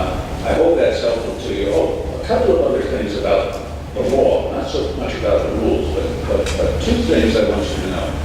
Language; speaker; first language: English; native; English